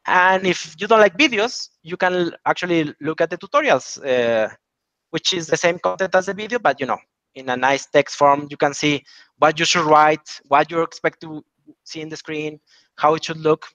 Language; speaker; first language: English; non-native, fluent; Spanish